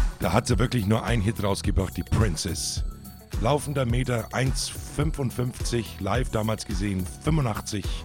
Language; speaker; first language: German; native; German